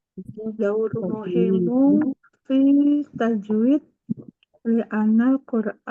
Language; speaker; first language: Arabic; non-native, learner; Indonesian